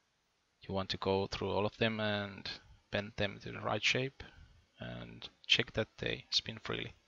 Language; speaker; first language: English; non-native, fluent; Finnish